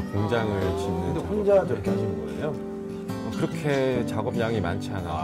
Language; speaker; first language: Korean; native; Korean